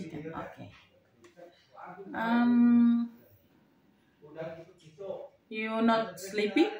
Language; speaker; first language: English; non-native, learner; Indonesian